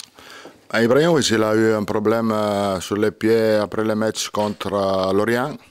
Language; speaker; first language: French; non-native, learner; Italian